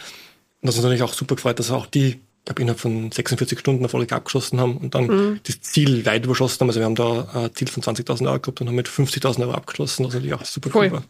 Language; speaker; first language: German; native; German